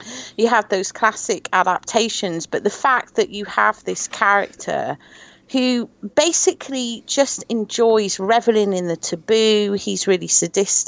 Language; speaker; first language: English; native; English